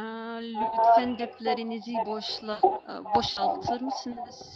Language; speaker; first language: Turkish; non-native, learner; Russian